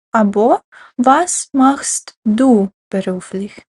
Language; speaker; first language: German; non-native, fluent; Ukrainian